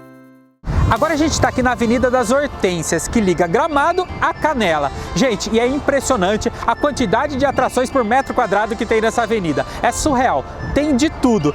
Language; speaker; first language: Portuguese; native; Portuguese